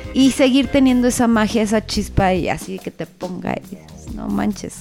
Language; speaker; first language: Spanish; native; Spanish